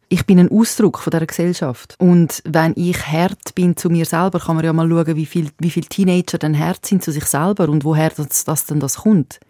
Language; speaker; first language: German; early bilingual, other home language; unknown